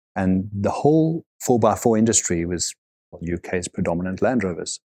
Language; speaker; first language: English; native; English